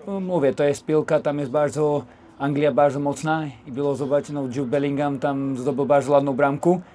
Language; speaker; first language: Polish; non-native, learner; Slovak